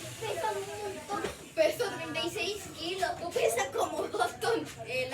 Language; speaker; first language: Spanish; native; Spanish